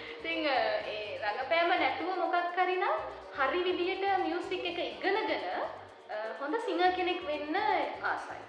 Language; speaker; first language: Sinhala; non-native, local second language; Tamil